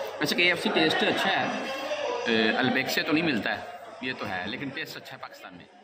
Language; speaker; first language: Urdu; non-native, local second language; Punjabi